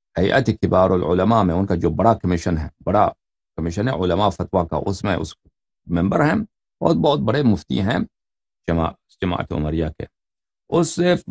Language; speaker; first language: Urdu; non-native, fluent; Persian